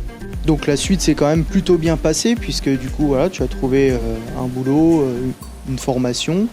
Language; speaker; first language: French; native; French